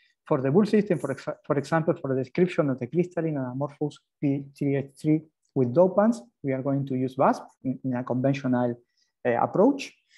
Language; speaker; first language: English; non-native, fluent; Spanish